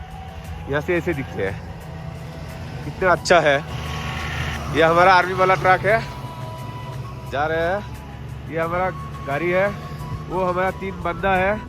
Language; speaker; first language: Hindi; non-native, local second language; Assamese